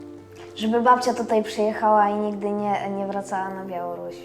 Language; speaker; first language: Polish; early bilingual, other home language; Russian